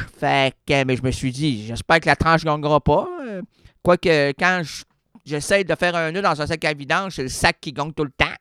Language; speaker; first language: French; native; French